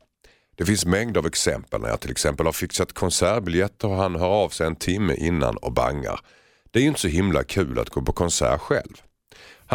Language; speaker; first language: Swedish; native; Swedish